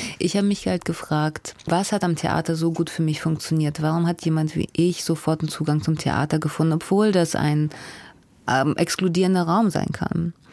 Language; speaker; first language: German; early bilingual, other home language; Russian